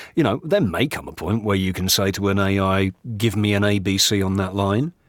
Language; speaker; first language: English; native; English